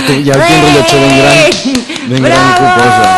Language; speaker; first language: Catalan; native; Catalan